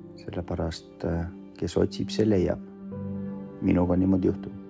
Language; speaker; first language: Estonian; early bilingual, other home language; Russian